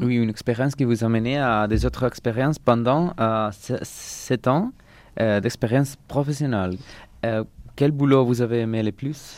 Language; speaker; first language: French; non-native, fluent; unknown